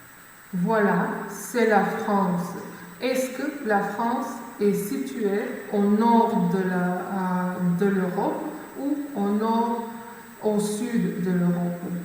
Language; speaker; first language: French; non-native, fluent; Macedonian